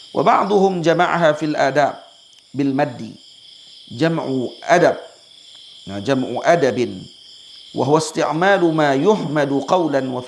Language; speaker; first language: Arabic; non-native, fluent; Malay